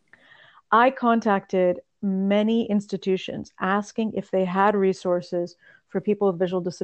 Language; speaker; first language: English; early bilingual, other home language; Russian